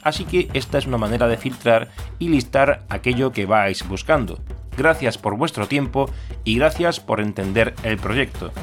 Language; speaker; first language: Spanish; native; Spanish